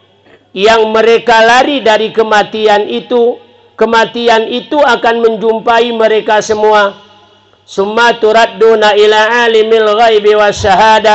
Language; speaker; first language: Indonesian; non-native, local second language; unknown